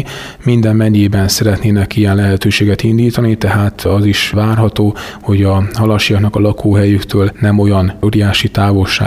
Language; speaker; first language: Hungarian; native; Hungarian